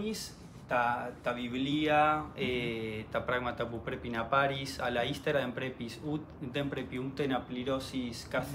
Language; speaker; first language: Greek; early bilingual, heritage; Spanish